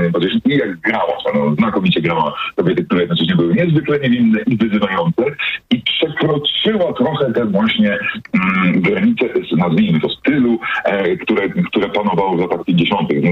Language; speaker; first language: Polish; native; Polish